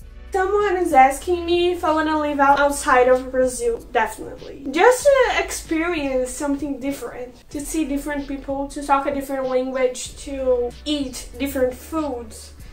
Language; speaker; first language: English; non-native, fluent; Portuguese